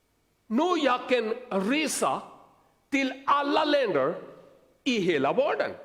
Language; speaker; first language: Swedish; non-native, learner; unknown